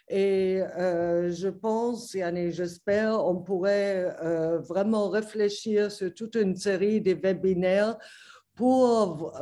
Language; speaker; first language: French; non-native, fluent; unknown